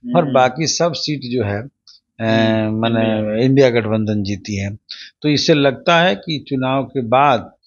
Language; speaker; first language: Hindi; native; Hindi